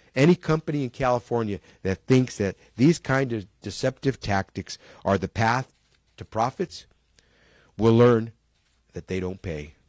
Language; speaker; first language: English; early bilingual, other home language; Spanish